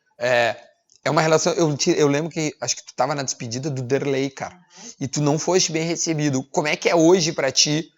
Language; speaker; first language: Portuguese; native; Portuguese